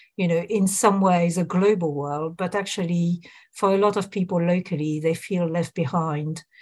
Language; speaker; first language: English; non-native, fluent; French